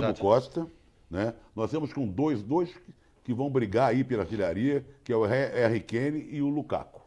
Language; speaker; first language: Portuguese; native; Portuguese